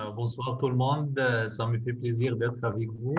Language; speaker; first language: French; non-native, fluent; Arabic